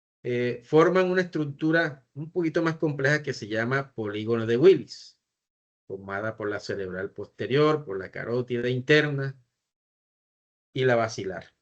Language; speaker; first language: Spanish; native; Spanish